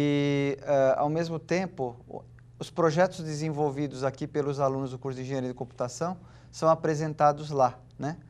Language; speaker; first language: Portuguese; native; Portuguese